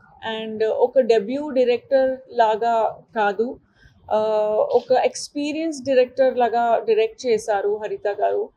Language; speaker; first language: Telugu; non-native, local second language; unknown